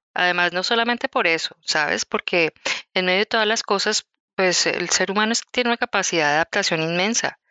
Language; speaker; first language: Spanish; native; Spanish